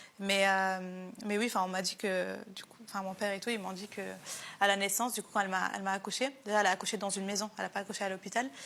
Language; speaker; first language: French; early bilingual, other home language; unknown